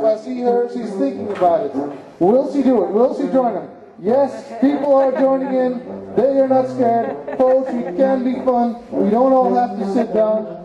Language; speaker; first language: English; non-native, fluent; Western Frisian